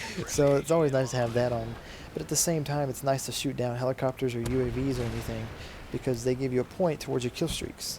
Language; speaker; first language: English; native; English